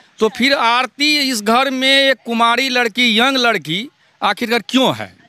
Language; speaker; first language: Hindi; native; Hindi